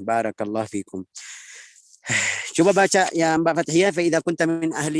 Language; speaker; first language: Indonesian; non-native, learner; Arabic